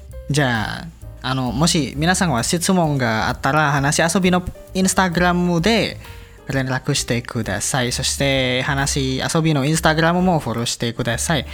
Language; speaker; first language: Japanese; non-native, learner; Indonesian